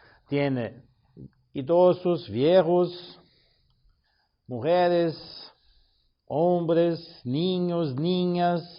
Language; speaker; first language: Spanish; non-native, learner; Portuguese